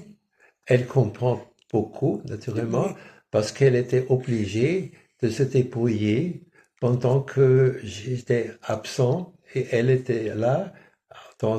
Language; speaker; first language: French; non-native, fluent; German